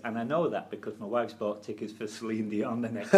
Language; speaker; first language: English; native; English